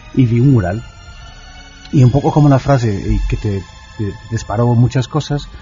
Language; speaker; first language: Spanish; non-native, fluent; English